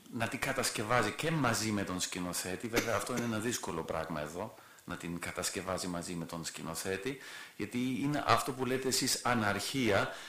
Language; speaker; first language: Greek; non-native, fluent; German